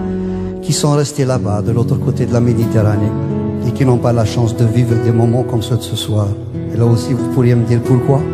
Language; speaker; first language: French; non-native, local second language; Kabyle